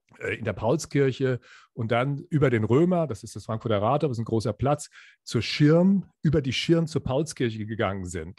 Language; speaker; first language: German; native; German